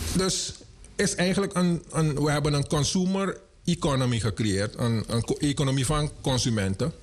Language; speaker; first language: Dutch; native; Dutch